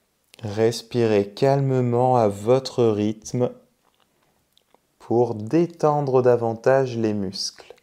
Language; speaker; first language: French; native; French